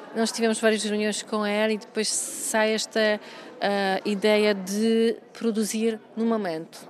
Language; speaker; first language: Portuguese; non-native, fluent; Polish